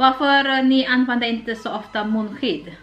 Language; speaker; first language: Swedish; non-native, learner; Indonesian